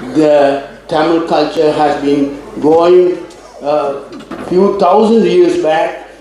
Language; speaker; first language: English; non-native, local second language; Tamil